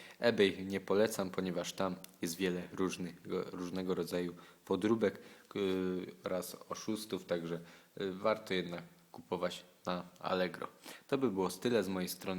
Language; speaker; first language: Polish; native; Polish